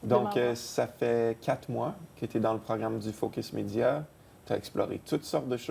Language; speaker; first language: French; native; French